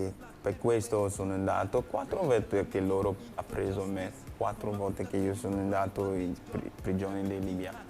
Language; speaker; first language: Italian; non-native, learner; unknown